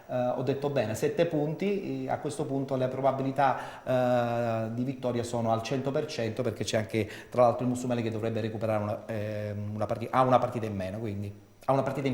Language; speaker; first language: Italian; native; Italian